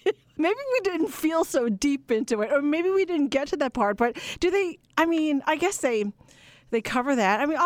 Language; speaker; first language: English; native; English